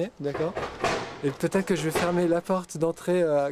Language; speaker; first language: French; native; French